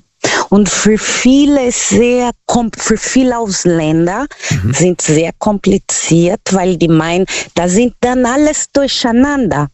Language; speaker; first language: German; non-native, local second language; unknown